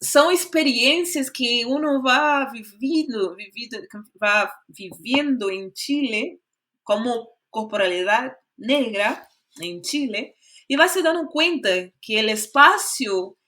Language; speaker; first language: Spanish; non-native, fluent; Portuguese